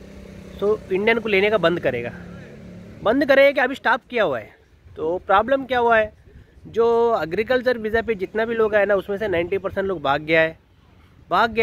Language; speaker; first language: Hindi; non-native, local second language; Telugu